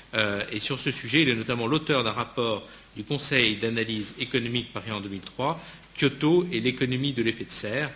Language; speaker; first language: French; native; French